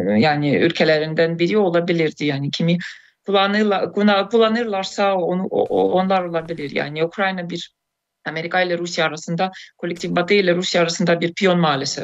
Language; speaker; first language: Turkish; non-native, fluent; Russian